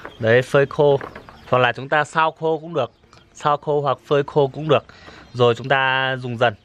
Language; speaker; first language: Vietnamese; non-native, local second language; Iu Mien